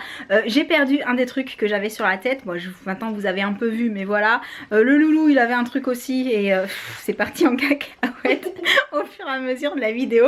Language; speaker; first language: French; native; French